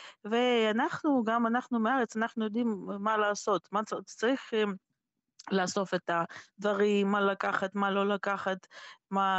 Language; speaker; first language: Hebrew; non-native, fluent; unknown